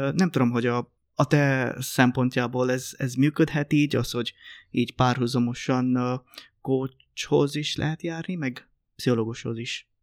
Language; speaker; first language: Hungarian; non-native, fluent; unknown